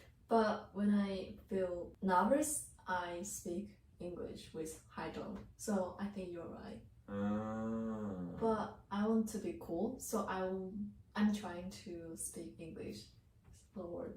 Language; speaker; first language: English; non-native, learner; Japanese